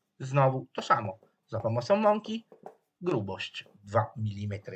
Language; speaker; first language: Polish; non-native, fluent; Italian